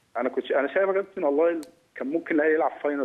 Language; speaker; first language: Arabic; native; Arabic